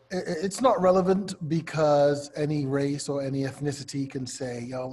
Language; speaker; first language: English; native; English